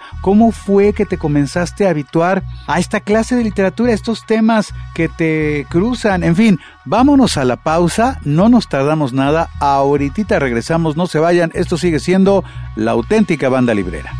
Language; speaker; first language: Spanish; native; Spanish